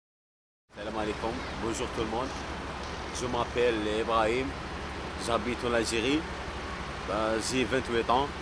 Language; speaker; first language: French; non-native, local second language; Arabic